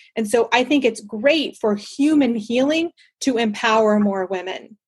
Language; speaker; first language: English; early bilingual, other home language; Spanish